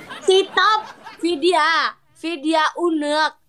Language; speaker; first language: Vietnamese; non-native, learner; Indonesian